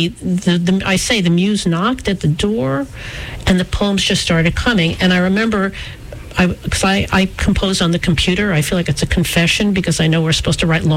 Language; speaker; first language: English; native; English